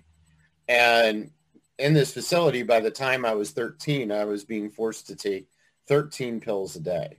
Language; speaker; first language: English; native; English